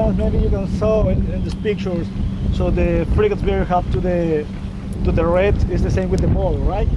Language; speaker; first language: English; non-native, learner; Spanish